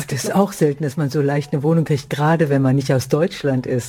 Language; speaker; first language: German; native; German